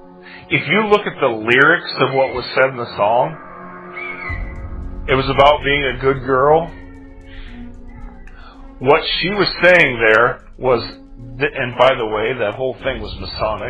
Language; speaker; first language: English; native; English